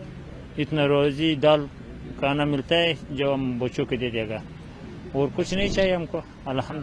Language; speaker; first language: Hindi; non-native, learner; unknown